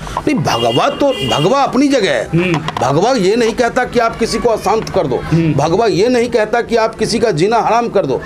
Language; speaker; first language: Hindi; native; Hindi